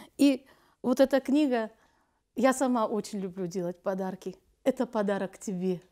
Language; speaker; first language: Russian; non-native, local second language; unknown